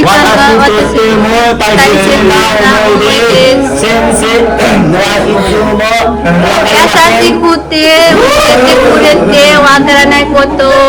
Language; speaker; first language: Japanese; non-native, learner; Nepali